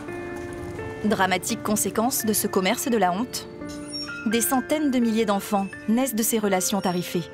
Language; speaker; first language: French; native; French